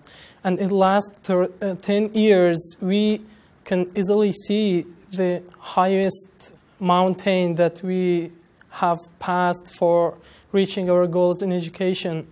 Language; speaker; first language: English; non-native, fluent; Persian